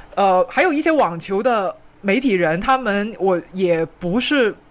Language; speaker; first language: Chinese; native; Chinese